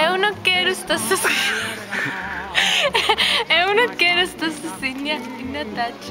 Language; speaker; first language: Portuguese; non-native, learner; Spanish